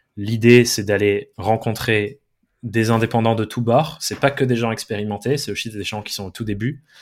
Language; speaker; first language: French; early bilingual, other home language; English